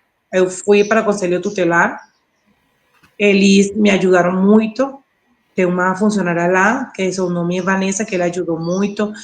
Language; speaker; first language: Portuguese; non-native, learner; Spanish